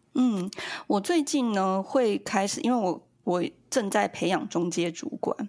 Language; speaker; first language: Chinese; native; Chinese